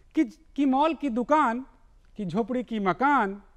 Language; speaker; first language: Hindi; non-native, local second language; Magahi